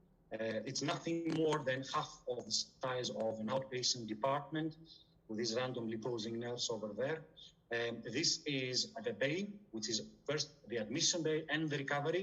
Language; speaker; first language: English; non-native, fluent; Greek